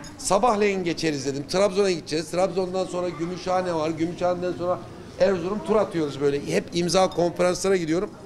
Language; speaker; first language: Turkish; native; Turkish